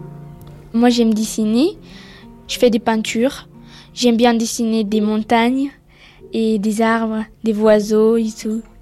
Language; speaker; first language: French; early bilingual, other home language; Pashto